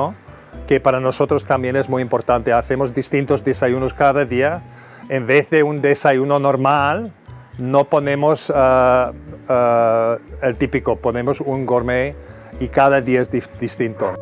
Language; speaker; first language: Spanish; non-native, fluent; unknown